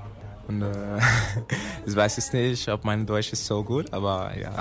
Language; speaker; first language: German; non-native, learner; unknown